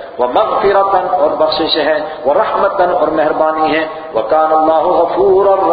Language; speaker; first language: Urdu; non-native, local second language; Punjabi